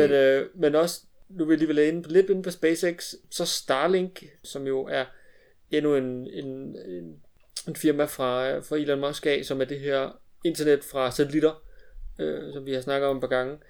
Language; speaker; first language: Danish; native; Danish